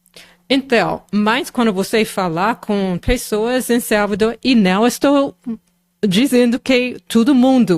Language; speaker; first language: Portuguese; non-native, fluent; English